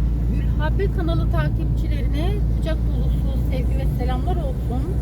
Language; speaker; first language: Turkish; native; Turkish